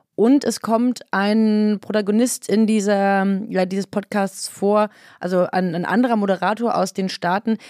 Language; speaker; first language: German; native; German